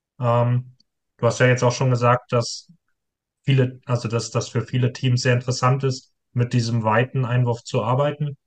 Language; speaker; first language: German; native; German